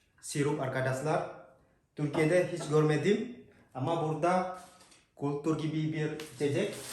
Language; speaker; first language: Turkish; non-native, fluent; Indonesian